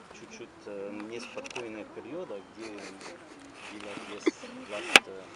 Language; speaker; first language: Russian; non-native, learner; French